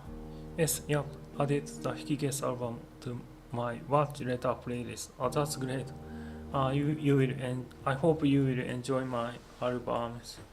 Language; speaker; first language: English; non-native, learner; Japanese